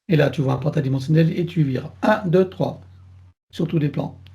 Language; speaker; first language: French; native; French